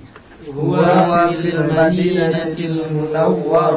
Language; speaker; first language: Arabic; non-native, learner; Indonesian